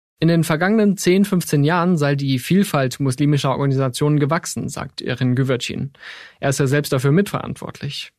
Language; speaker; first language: German; native; German